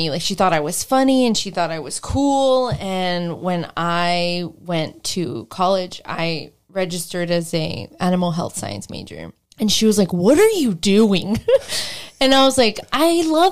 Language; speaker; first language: English; native; English